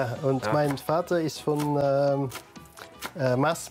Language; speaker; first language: German; non-native, learner; Dutch